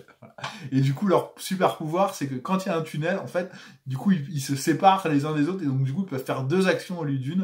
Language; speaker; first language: French; native; French